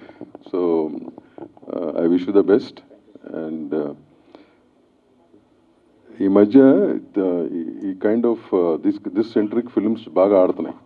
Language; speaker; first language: Telugu; native; Telugu